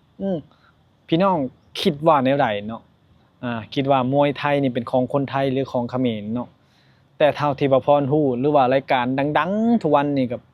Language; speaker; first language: Thai; non-native, local second language; Lao